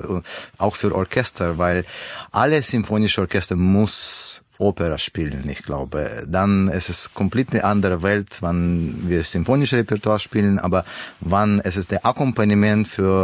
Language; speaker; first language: German; non-native, learner; Russian